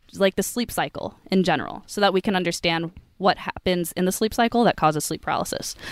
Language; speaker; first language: English; native; English